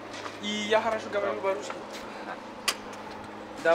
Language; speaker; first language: Russian; non-native, learner; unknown